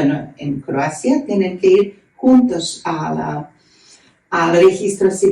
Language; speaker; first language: Spanish; non-native, fluent; Croatian